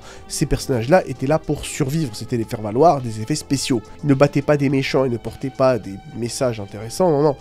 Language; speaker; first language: French; native; French